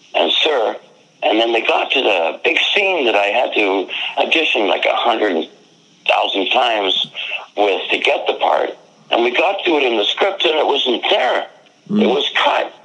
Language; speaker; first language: English; native; English